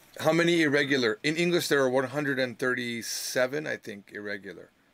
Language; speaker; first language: English; native; English